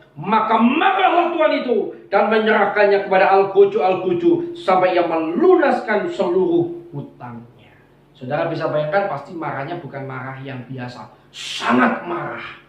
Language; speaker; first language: Indonesian; non-native, local second language; Javanese